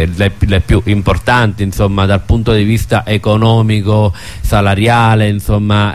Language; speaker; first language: Italian; native; Italian